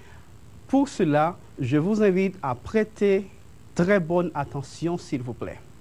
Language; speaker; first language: French; non-native, fluent; Spanish